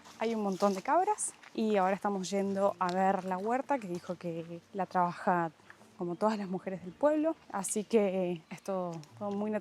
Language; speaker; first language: Spanish; native; Spanish